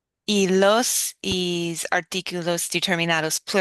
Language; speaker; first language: Spanish; non-native, learner; English